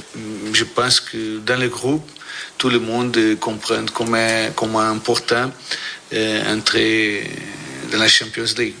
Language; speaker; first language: French; non-native, learner; Portuguese